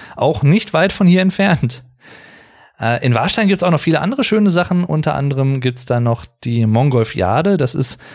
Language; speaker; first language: German; native; German